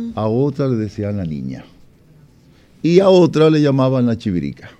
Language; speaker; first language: Spanish; native; Spanish